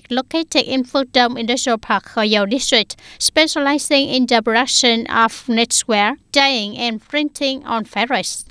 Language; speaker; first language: English; non-native, fluent; Vietnamese